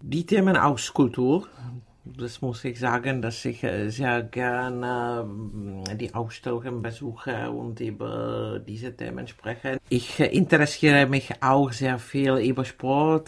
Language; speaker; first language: German; non-native, fluent; Czech